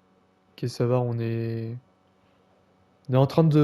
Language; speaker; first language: French; native; French